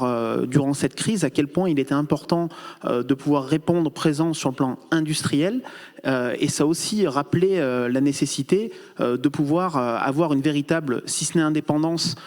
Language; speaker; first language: French; native; French